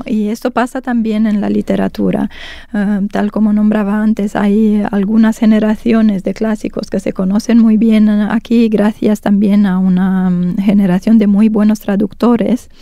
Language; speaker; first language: Spanish; non-native, fluent; Romanian